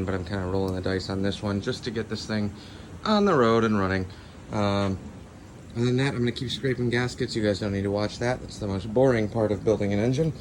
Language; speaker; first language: English; native; English